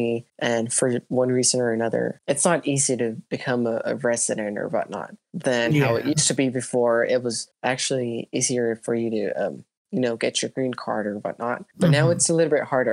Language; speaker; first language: English; early bilingual, other home language; Spanish